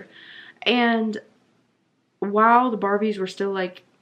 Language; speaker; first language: English; native; English